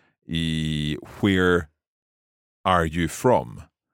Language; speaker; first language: English; native; English